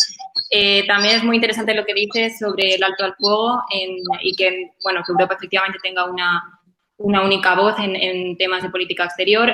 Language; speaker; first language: Spanish; native; Spanish